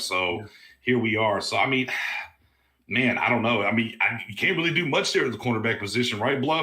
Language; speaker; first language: English; native; English